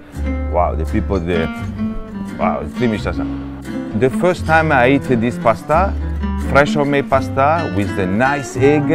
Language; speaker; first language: English; non-native, learner; Italian